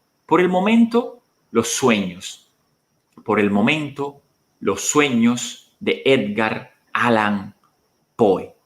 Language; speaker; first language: Spanish; native; Spanish